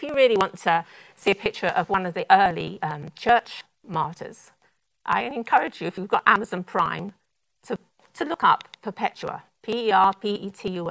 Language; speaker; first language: English; native; English